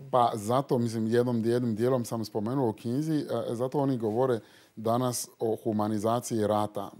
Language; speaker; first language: Croatian; non-native, fluent; Fon